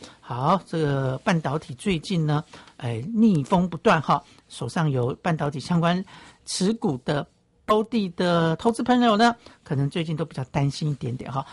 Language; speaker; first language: Chinese; native; Chinese